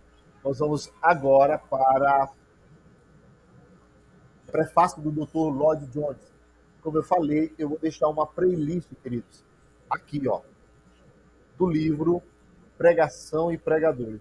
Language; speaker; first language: Portuguese; native; Portuguese